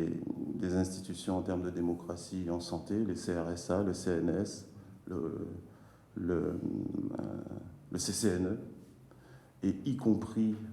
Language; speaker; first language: French; native; French